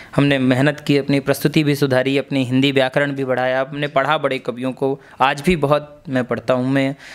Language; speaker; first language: Hindi; native; Hindi